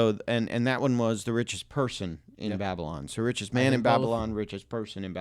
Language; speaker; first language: English; native; English